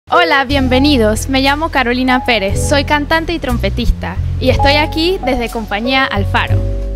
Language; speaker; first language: Spanish; early bilingual, heritage; Spanish